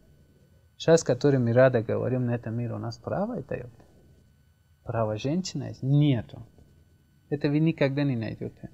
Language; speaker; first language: Russian; non-native, learner; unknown